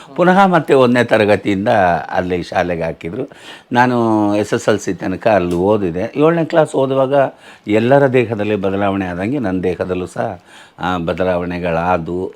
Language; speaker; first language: Kannada; native; Kannada